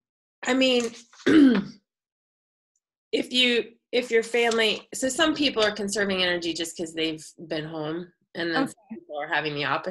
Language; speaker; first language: English; native; English